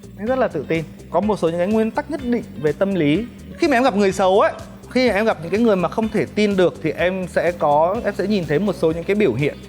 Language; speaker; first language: Vietnamese; native; Vietnamese